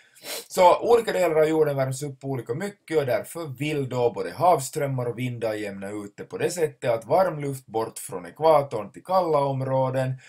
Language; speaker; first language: Swedish; native; Swedish